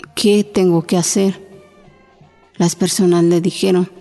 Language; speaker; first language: Spanish; non-native, local second language; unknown